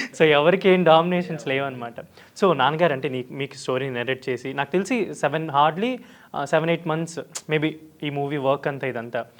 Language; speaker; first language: Telugu; native; Telugu